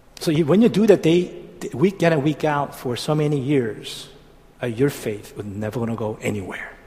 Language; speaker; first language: English; non-native, fluent; Korean